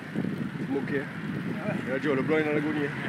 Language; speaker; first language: French; native; French